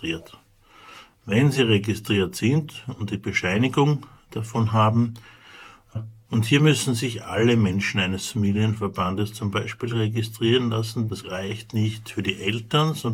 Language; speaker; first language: German; native; German